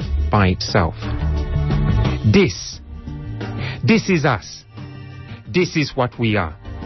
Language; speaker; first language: English; non-native, local second language; Ganda